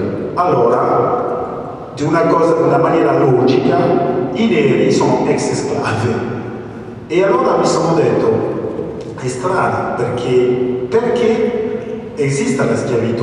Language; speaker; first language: Italian; early bilingual, other home language; French